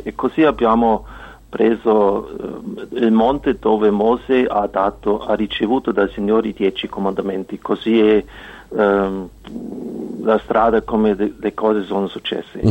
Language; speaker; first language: Italian; non-native, fluent; German